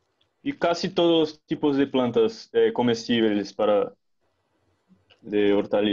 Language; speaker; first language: Spanish; non-native, learner; Portuguese